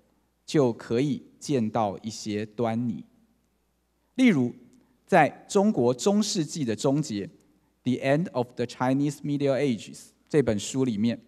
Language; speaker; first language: Chinese; native; Chinese